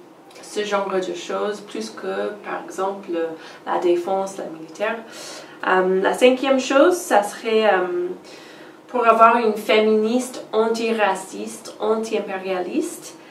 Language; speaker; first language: French; non-native, fluent; English